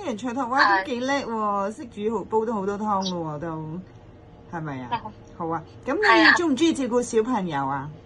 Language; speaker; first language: Cantonese; native; Cantonese